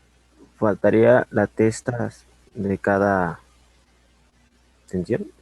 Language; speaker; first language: Spanish; native; Spanish